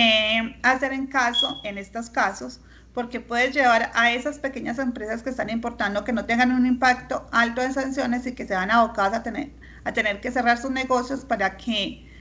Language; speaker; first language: Spanish; native; Spanish